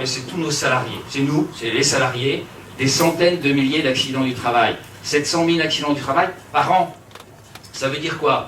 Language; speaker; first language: French; native; French